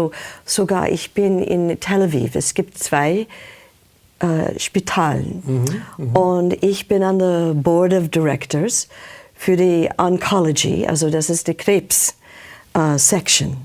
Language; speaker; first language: German; non-native, fluent; English